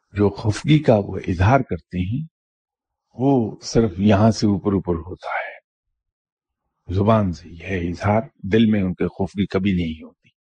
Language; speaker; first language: Urdu; native; Urdu